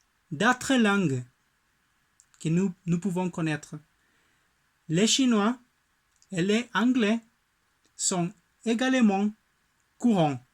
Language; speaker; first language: French; non-native, learner; Spanish